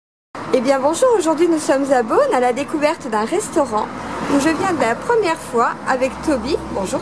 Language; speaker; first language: French; native; French